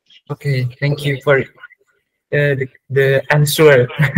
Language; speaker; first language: English; non-native, learner; Indonesian